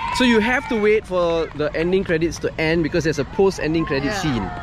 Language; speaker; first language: English; non-native, local second language; Malay